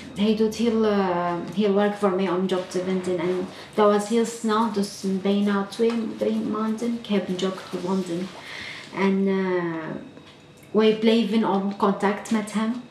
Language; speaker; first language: Dutch; non-native, learner; Arabic